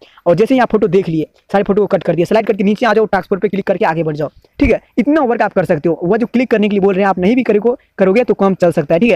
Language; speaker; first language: Hindi; native; Hindi